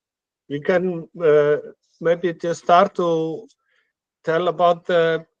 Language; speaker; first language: English; non-native, fluent; Icelandic